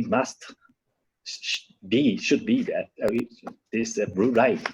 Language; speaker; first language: English; non-native, learner; Japanese